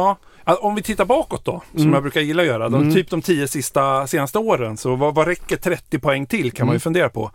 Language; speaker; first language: Swedish; native; Swedish